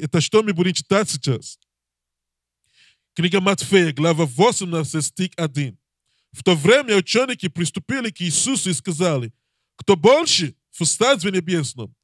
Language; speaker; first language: Russian; non-native, learner; English